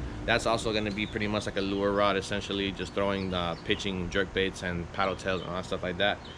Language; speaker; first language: English; native; English